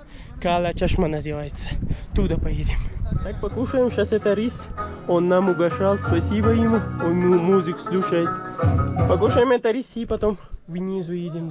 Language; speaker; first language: Russian; non-native, learner; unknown